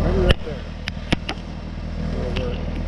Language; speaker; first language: English; native; English